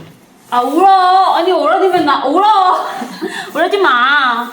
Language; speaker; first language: Korean; non-native, learner; Filipino